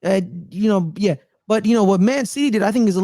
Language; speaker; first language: English; native; English